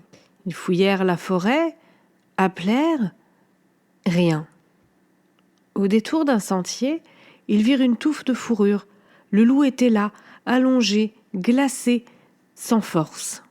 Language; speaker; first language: French; native; French